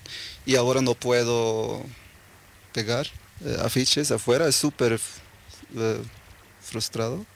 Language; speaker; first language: Spanish; early bilingual, heritage; Norwegian